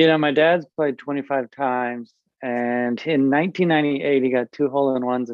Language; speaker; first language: English; native; English